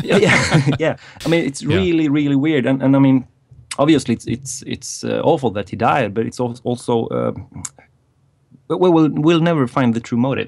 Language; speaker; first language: English; non-native, fluent; Swedish